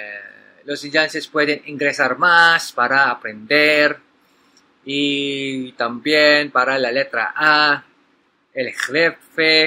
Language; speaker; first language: Spanish; non-native, learner; Filipino